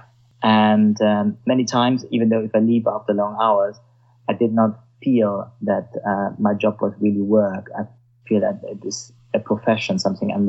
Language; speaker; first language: English; non-native, fluent; German